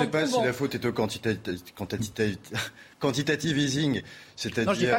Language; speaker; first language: French; native; French